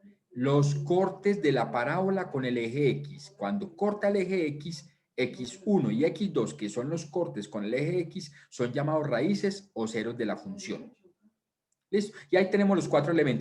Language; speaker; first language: Spanish; native; Spanish